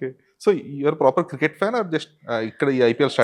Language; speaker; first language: Telugu; native; Telugu